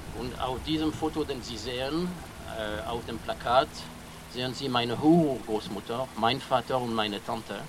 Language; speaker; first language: German; non-native, fluent; French